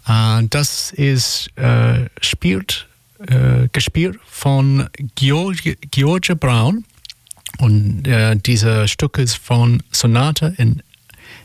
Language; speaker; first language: German; non-native, learner; English